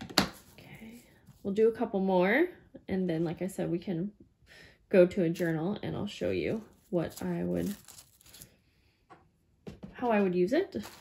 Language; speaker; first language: English; native; English